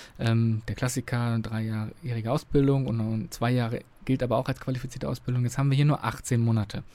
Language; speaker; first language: German; native; German